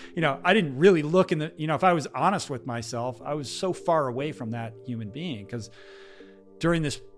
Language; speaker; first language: English; native; English